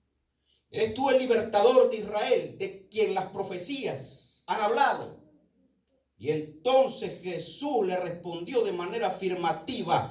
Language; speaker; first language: Spanish; native; Spanish